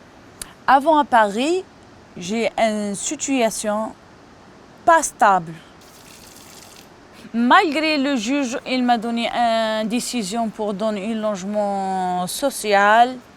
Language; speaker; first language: French; non-native, learner; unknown